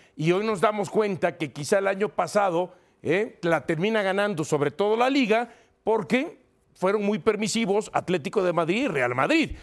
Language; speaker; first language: Spanish; native; Spanish